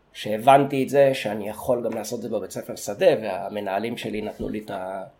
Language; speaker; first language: Hebrew; native; Hebrew